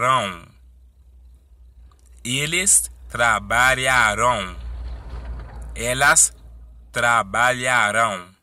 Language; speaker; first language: Portuguese; non-native, learner; Haitian Creole